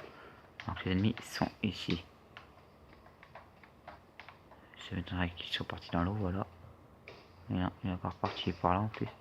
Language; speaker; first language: French; native; French